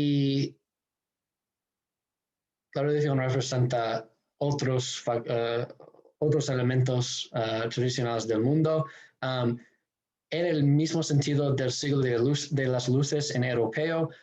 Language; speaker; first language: Spanish; non-native, fluent; English